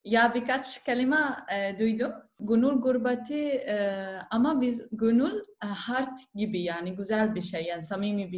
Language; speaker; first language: Turkish; non-native, learner; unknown